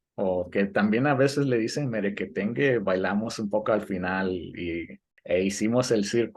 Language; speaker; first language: Spanish; early bilingual, heritage; Spanish